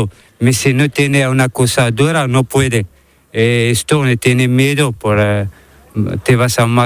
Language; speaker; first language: Spanish; non-native, learner; Arabic